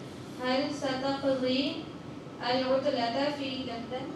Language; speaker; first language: Arabic; non-native, learner; Urdu